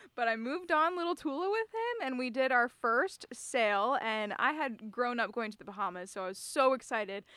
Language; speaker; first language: English; native; English